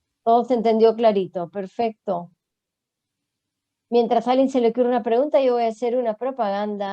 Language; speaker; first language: Spanish; native; Spanish